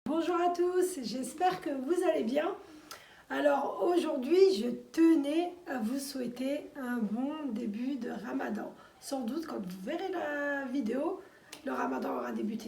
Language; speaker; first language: French; native; French